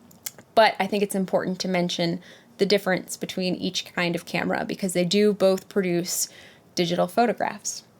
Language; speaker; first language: English; native; English